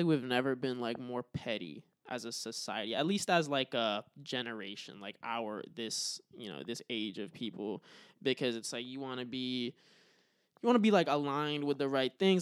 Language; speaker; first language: English; native; English